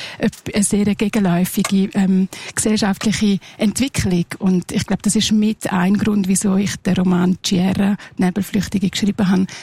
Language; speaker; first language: German; non-native, local second language; Romansh